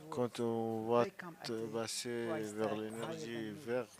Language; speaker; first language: French; non-native, learner; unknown